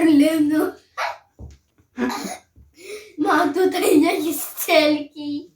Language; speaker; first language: Polish; early bilingual, heritage; Samoan